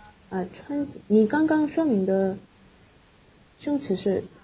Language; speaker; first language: Chinese; non-native, fluent; Korean